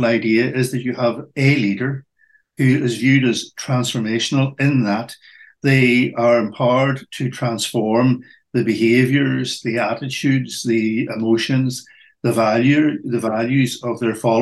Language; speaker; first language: English; native; English